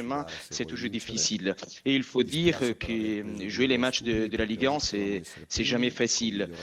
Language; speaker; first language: French; non-native, fluent; Italian